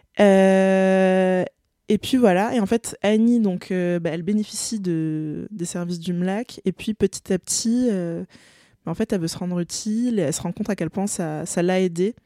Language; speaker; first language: French; native; French